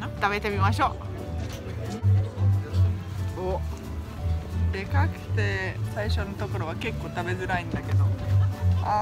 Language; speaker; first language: Japanese; non-native, fluent; Hungarian